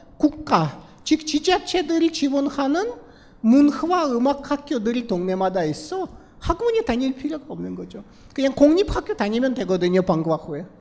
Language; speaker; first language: Korean; non-native, fluent; Russian